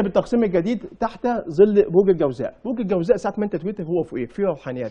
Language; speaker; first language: Arabic; native; Arabic